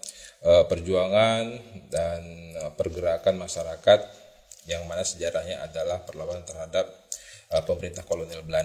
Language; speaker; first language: Indonesian; native; Indonesian